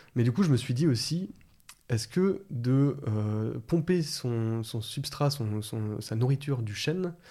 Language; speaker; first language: French; native; French